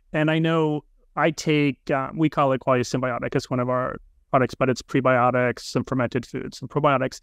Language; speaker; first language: English; native; English